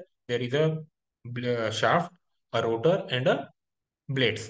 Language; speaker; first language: English; non-native, local second language; Hindi